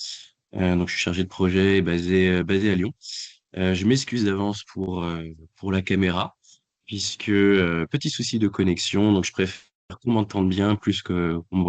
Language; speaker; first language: French; native; French